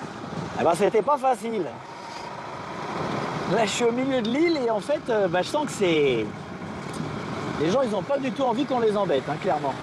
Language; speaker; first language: French; native; French